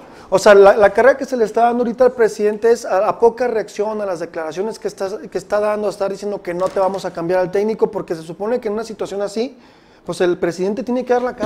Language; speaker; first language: Spanish; native; Spanish